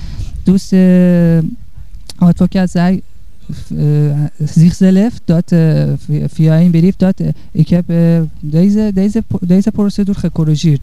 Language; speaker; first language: Dutch; non-native, learner; Persian